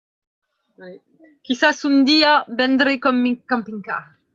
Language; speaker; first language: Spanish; non-native, learner; French